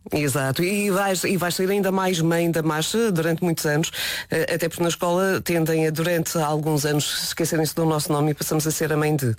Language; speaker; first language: Portuguese; native; Portuguese